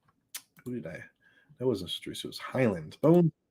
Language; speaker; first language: English; native; English